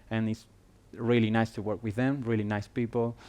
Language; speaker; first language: English; non-native, fluent; Spanish